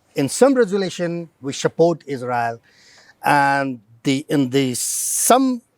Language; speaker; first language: English; non-native, local second language; Nepali